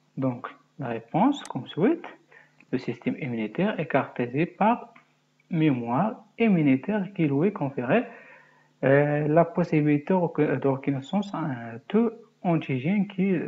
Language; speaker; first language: French; non-native, local second language; Arabic